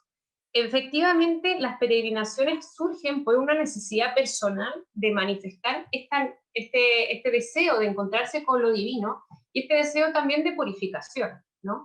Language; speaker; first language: Spanish; native; Spanish